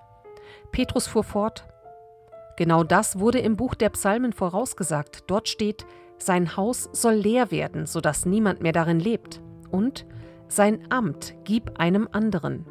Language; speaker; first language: German; native; German